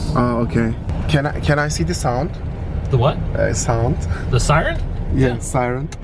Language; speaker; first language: English; non-native, learner; Turkish